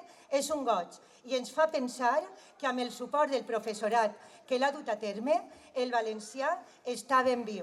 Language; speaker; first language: Catalan; native; Catalan